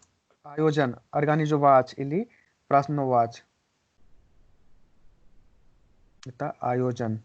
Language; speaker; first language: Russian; non-native, learner; Hindi